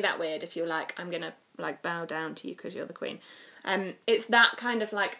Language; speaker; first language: English; native; English